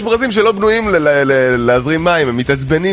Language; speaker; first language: Hebrew; native; Hebrew